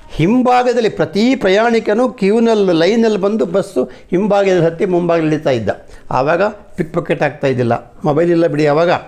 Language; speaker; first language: Kannada; native; Kannada